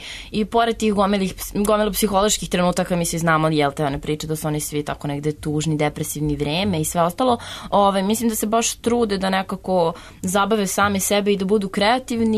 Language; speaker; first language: Serbian; native; Serbian